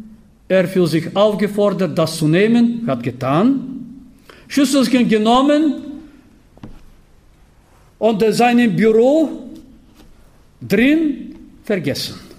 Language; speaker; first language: German; non-native, fluent; Bulgarian